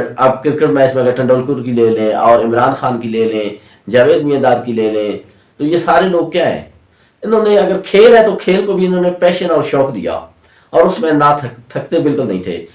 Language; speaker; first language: Urdu; non-native, local second language; Punjabi